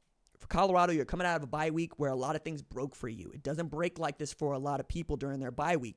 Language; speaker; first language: English; native; English